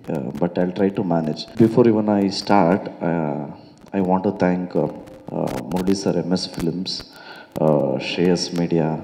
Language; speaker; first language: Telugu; non-native, learner; Kannada